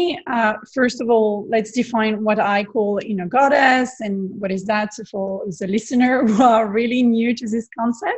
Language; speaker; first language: English; non-native, fluent; French